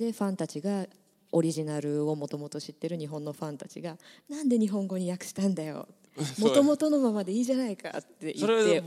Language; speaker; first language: Japanese; native; Japanese